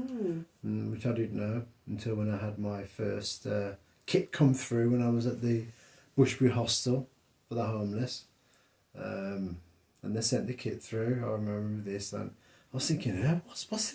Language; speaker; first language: English; native; English